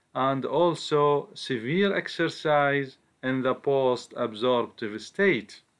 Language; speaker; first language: English; non-native, fluent; Arabic